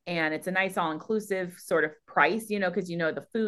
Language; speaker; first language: English; native; English